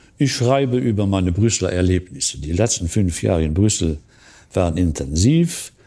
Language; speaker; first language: German; non-native, local second language; Luxembourgish